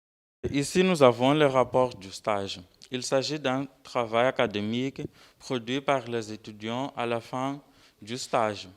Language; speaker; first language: French; non-native, fluent; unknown